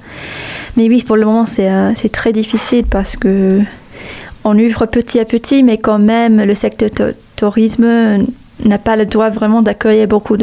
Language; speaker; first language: French; non-native, fluent; English